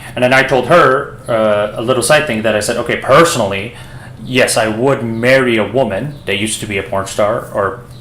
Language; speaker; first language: English; early bilingual, other home language; Persian